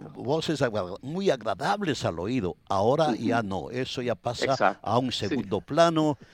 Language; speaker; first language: Spanish; native; Spanish